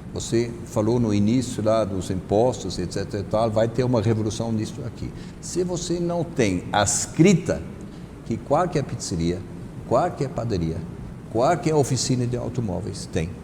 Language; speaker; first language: Portuguese; non-native, fluent; German